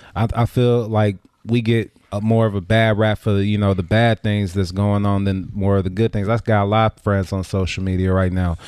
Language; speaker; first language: English; native; English